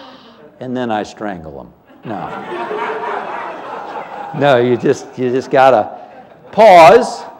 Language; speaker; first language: English; native; English